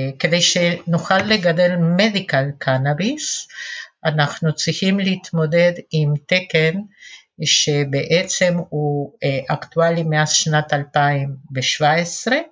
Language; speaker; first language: Hebrew; non-native, fluent; Spanish